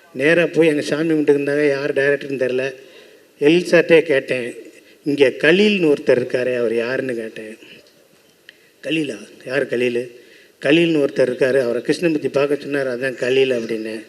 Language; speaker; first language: Tamil; native; Tamil